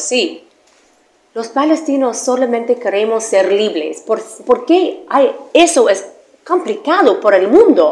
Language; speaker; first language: Spanish; non-native, fluent; Arabic